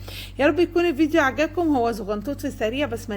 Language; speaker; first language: Arabic; native; Arabic